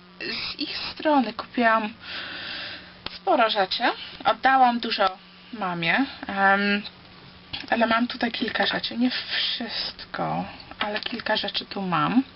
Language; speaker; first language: Polish; early bilingual, heritage; Polish